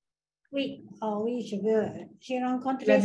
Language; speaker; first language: French; non-native, fluent; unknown